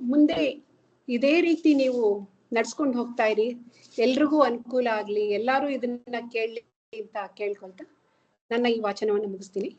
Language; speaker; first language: Kannada; native; Kannada